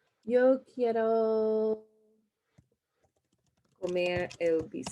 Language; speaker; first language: Spanish; non-native, fluent; English